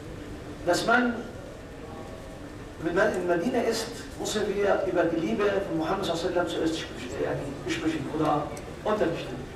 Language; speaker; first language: German; non-native, fluent; Arabic